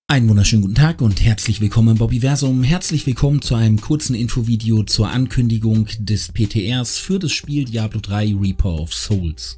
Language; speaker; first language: German; native; German